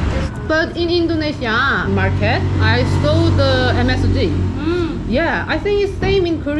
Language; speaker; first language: English; non-native, learner; Korean